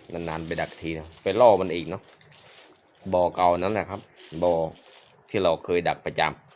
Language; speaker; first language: Thai; native; Thai